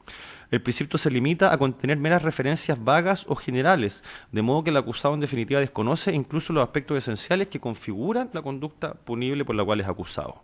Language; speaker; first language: Spanish; native; Spanish